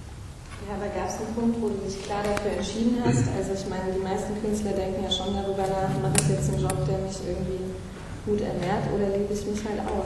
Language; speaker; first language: German; native; German